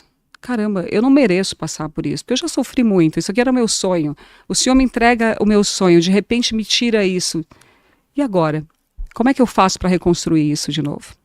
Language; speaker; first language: Portuguese; native; Portuguese